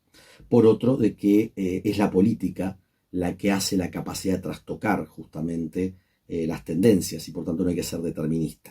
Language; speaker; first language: Spanish; native; Spanish